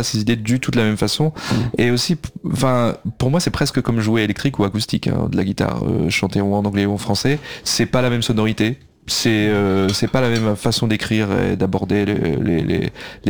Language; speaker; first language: French; native; French